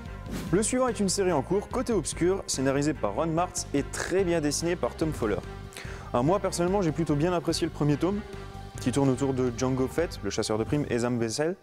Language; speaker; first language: French; native; French